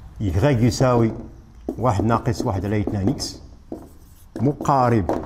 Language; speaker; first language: Arabic; native; Arabic